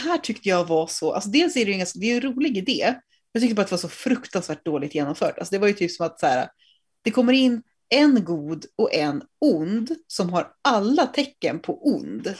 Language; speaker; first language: Swedish; native; Swedish